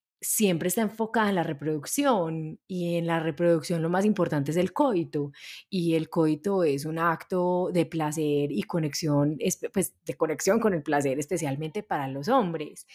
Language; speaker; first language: Spanish; native; Spanish